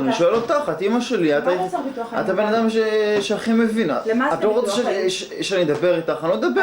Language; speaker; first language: Hebrew; native; Hebrew